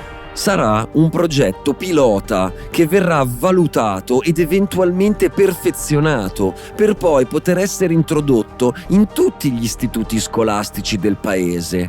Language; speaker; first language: Italian; native; Italian